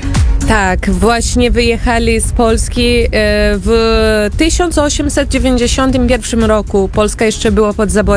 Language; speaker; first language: Polish; non-native, fluent; Portuguese